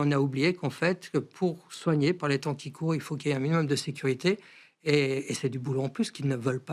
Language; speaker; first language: French; native; French